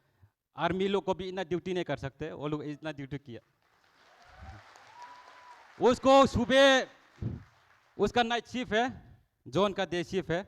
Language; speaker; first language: Hindi; non-native, local second language; Kok Borok